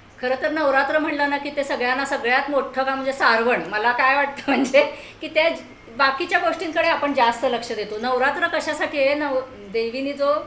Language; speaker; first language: Marathi; native; Marathi